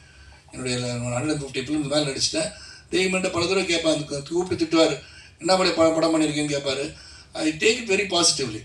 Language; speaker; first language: Tamil; native; Tamil